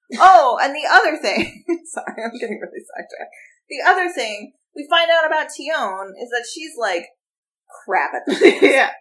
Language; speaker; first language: English; native; English